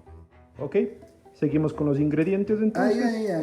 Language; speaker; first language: Spanish; native; Spanish